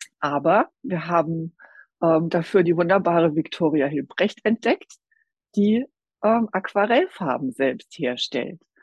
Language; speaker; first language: German; native; German